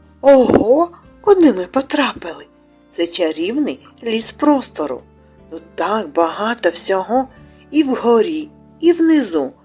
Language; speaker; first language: Ukrainian; native; Ukrainian